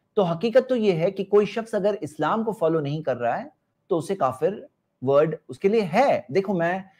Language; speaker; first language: Hindi; non-native, local second language; Urdu